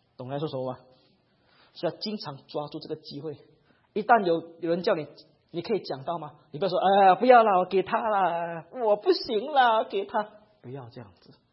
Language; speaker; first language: Chinese; native; Chinese